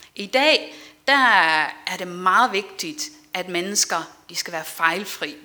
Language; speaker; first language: Danish; non-native, fluent; Dutch